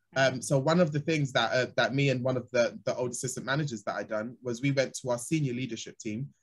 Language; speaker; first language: English; native; English